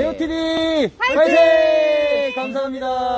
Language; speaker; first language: Korean; native; Korean